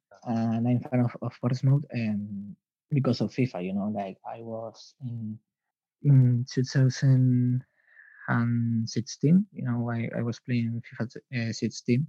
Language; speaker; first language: English; non-native, learner; Spanish